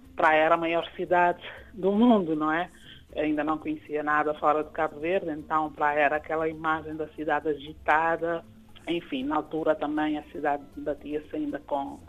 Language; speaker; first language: Portuguese; non-native, local second language; Kabuverdianu